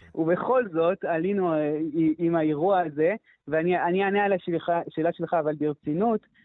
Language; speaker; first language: Hebrew; non-native, fluent; French